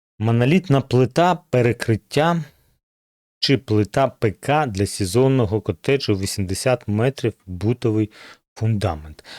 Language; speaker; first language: Ukrainian; non-native, local second language; Russian